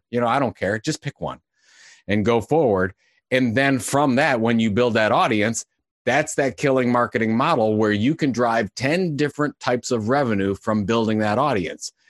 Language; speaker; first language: English; native; English